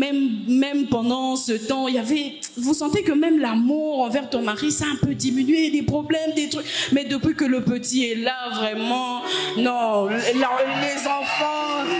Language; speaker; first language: French; non-native, local second language; Lingala